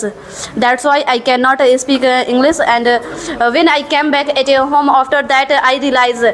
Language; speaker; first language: English; non-native, learner; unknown